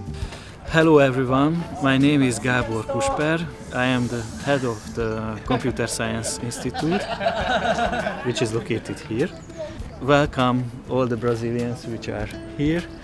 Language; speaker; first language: English; non-native, fluent; Hungarian